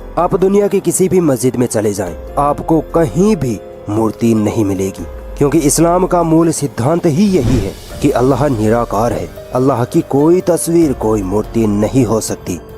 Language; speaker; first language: Hindi; native; Hindi